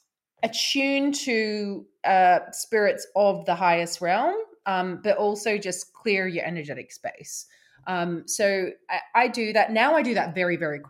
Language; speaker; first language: English; native; English